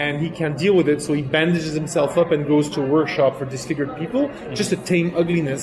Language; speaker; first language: English; non-native, fluent; French